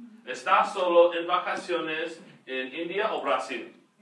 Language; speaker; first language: Spanish; non-native, fluent; English